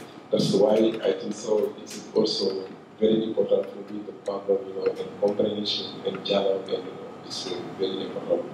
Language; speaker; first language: English; non-native, learner; Wolof